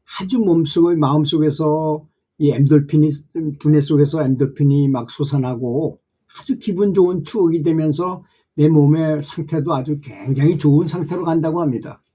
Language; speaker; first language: Korean; native; Korean